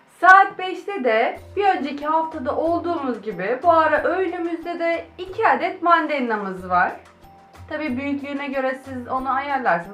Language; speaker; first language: Turkish; native; Turkish